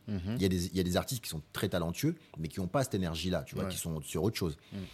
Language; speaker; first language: French; native; French